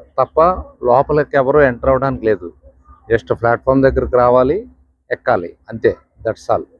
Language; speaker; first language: Telugu; native; Telugu